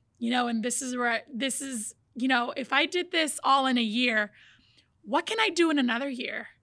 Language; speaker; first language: English; early bilingual, other home language; Portuguese